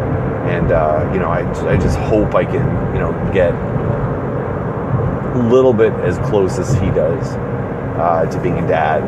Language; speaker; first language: English; native; English